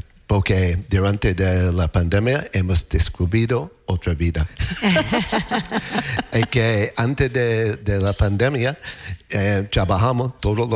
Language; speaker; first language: Spanish; non-native, learner; English